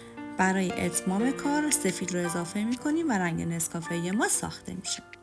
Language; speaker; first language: Persian; native; Persian